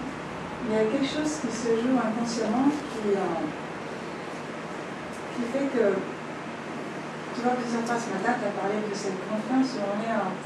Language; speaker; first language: French; native; French